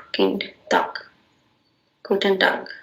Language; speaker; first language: German; non-native, learner; Hindi